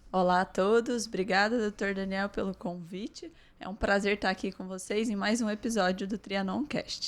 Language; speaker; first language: Portuguese; native; Portuguese